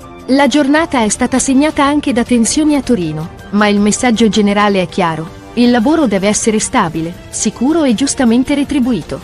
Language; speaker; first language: Italian; native; Italian